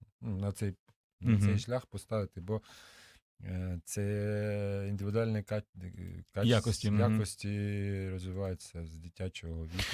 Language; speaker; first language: Ukrainian; non-native, local second language; Russian